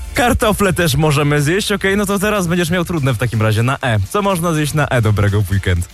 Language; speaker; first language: Polish; native; Polish